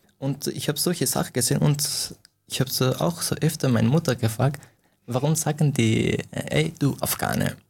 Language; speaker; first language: German; non-native, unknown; Persian